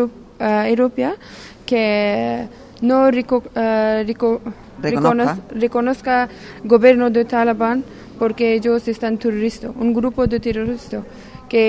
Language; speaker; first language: Spanish; non-native, learner; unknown